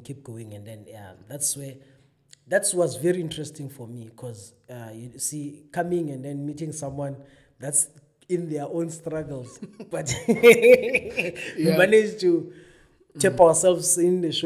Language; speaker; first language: English; non-native, local second language; Zulu